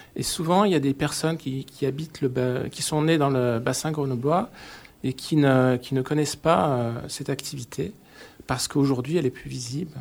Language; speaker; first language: French; native; French